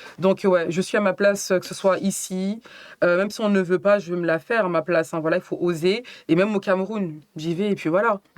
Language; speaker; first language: French; native; French